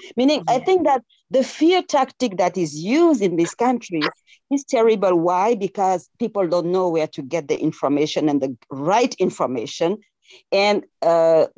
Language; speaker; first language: English; non-native, fluent; French